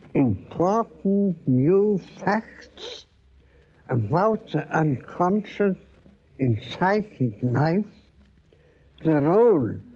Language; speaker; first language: English; non-native, fluent; German